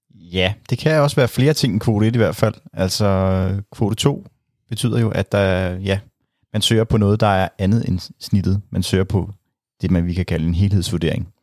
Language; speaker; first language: Danish; native; Danish